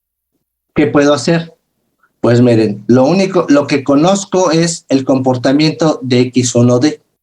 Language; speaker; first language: Spanish; native; Spanish